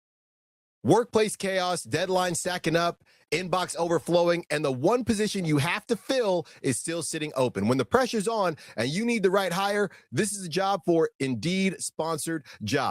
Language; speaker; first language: English; native; English